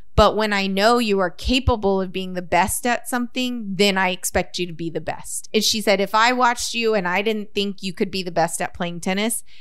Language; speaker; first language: English; native; English